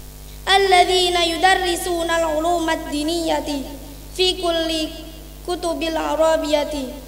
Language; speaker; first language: Arabic; non-native, learner; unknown